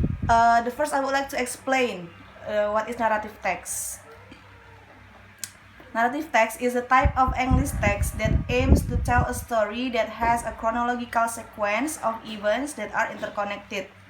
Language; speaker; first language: English; non-native, learner; Indonesian